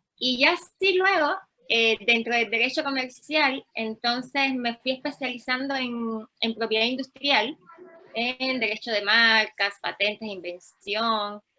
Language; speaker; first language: Spanish; native; Spanish